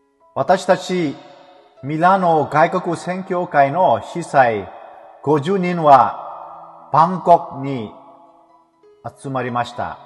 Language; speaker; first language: Japanese; non-native, fluent; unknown